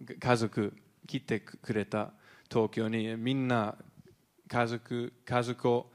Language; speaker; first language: Japanese; non-native, learner; English